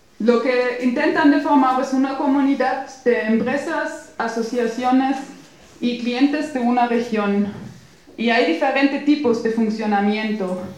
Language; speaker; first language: Spanish; non-native, fluent; German